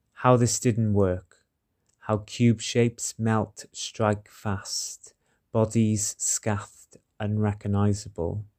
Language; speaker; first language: English; native; English